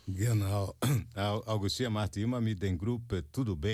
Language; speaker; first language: German; non-native, fluent; Portuguese